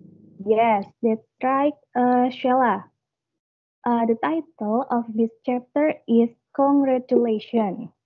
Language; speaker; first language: English; non-native, learner; Indonesian